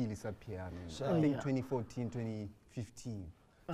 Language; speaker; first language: English; non-native, local second language; Tswana